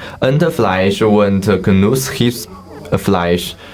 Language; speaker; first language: German; non-native, learner; Chinese